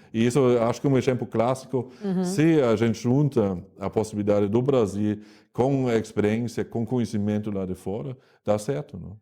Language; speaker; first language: Portuguese; non-native, fluent; German